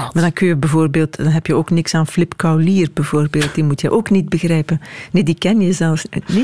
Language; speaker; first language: Dutch; native; Dutch